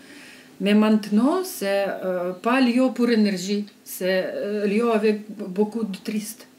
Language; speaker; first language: French; non-native, learner; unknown